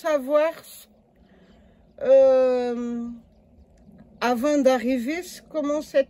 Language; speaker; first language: French; non-native, learner; Portuguese